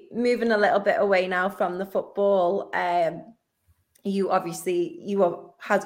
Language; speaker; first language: English; native; English